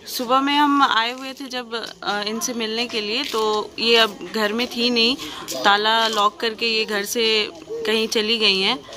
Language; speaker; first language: Hindi; native; Hindi